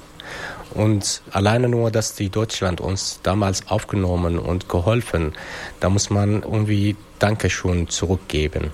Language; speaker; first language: German; non-native, fluent; Arabic